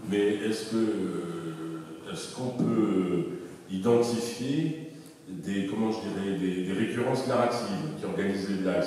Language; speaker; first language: French; native; French